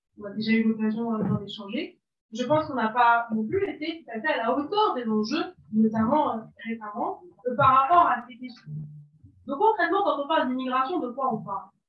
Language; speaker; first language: French; non-native, local second language; Arabic